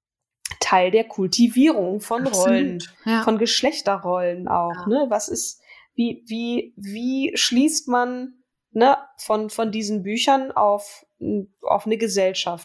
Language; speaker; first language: German; native; German